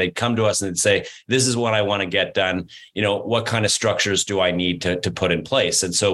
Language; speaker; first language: English; native; English